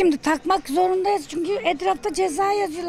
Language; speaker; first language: Turkish; native; Turkish